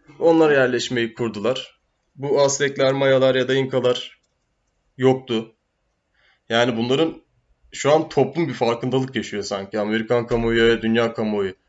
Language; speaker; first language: Turkish; native; Turkish